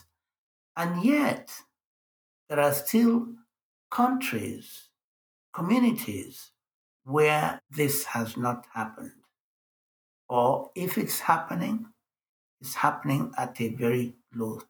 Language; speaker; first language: English; non-native, local second language; Igbo